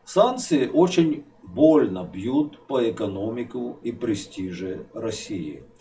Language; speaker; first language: Russian; non-native, local second language; Ukrainian